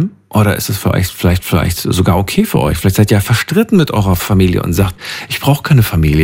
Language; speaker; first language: German; native; German